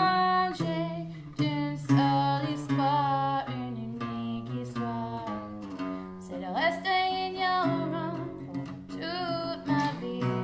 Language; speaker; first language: French; non-native, learner; English